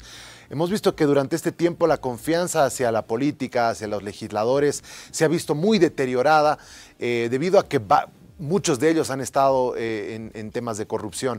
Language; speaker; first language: Spanish; native; Spanish